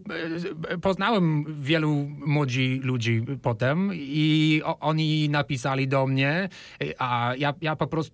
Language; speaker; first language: Polish; non-native, fluent; English